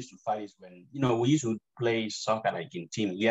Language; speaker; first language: English; non-native, local second language; Gusii